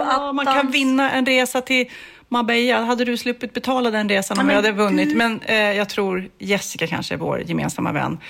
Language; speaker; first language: Swedish; native; Swedish